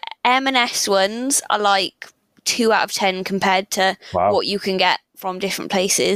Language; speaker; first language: English; native; English